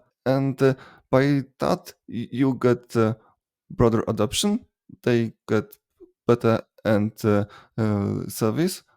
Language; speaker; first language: English; non-native, fluent; Polish